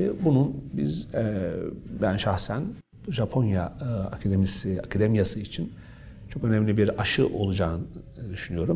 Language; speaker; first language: Turkish; native; Turkish